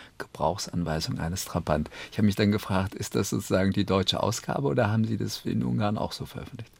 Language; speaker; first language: German; native; German